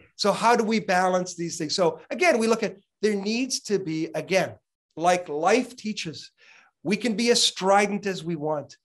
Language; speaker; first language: English; native; English